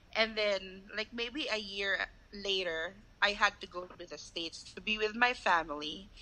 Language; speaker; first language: English; non-native, local second language; Cebuano